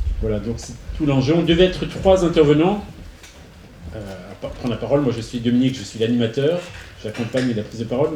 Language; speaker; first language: French; native; French